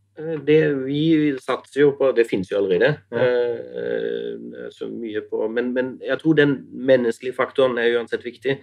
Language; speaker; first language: Norwegian; non-native, fluent; German